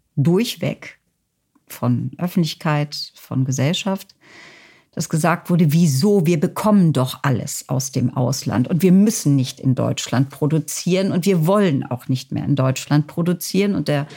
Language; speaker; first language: German; native; German